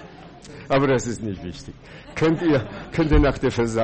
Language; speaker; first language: German; non-native, fluent; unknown